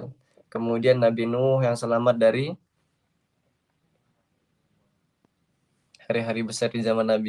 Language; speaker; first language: Indonesian; native; Indonesian